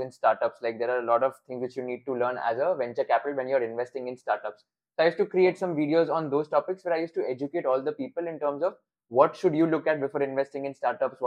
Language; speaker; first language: English; non-native, local second language; Hindi